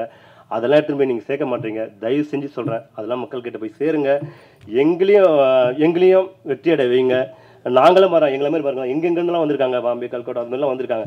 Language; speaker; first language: Tamil; native; Tamil